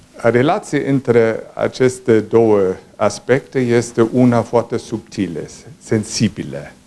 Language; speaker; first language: Romanian; non-native, fluent; German